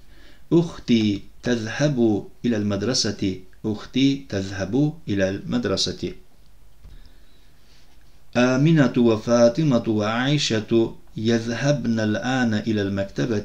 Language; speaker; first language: Arabic; non-native, fluent; Turkish